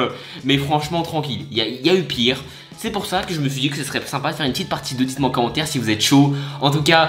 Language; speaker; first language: French; native; French